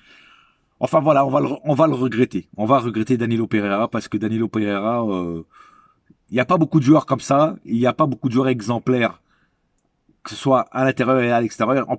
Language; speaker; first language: French; native; French